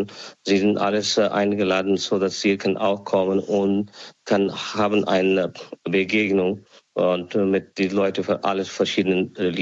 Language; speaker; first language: German; non-native, learner; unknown